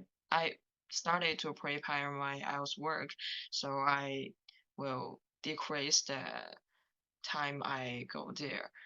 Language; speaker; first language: English; non-native, learner; Chinese